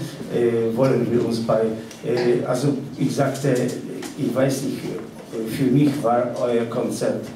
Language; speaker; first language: German; non-native, fluent; Polish